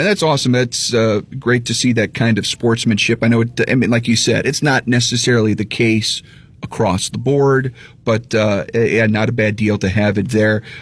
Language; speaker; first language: English; native; English